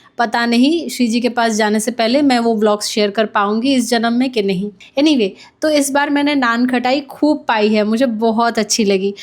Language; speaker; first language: Hindi; non-native, local second language; Bangla